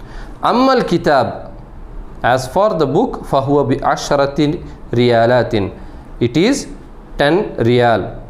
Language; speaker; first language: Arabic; non-native, fluent; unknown